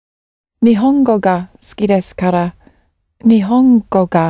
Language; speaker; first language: Japanese; non-native, learner; English